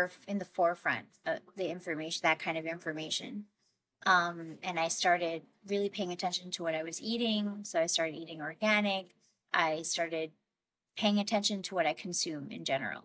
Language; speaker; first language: English; native; English